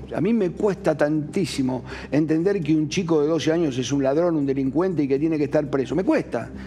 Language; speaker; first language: Spanish; native; Spanish